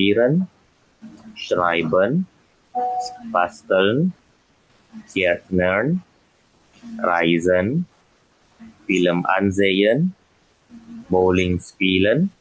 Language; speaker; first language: German; non-native, fluent; Indonesian